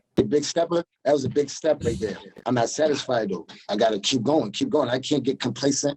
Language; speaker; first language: English; native; English